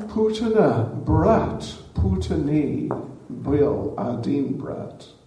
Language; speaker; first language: Russian; non-native, learner; English